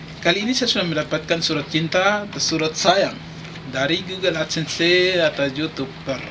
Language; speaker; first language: Indonesian; non-native, local second language; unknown